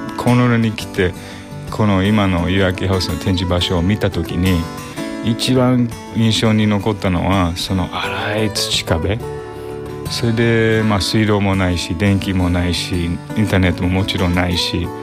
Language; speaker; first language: Japanese; non-native, fluent; English